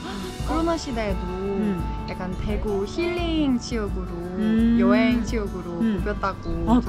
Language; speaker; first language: Korean; non-native, fluent; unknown